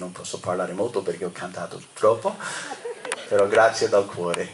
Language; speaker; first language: Italian; non-native, fluent; English